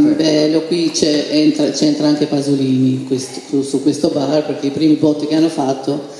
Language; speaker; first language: Italian; non-native, fluent; Albanian